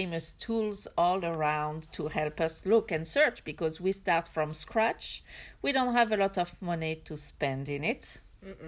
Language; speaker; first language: English; non-native, fluent; French